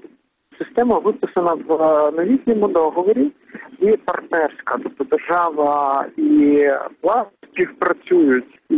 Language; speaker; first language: Ukrainian; native; Ukrainian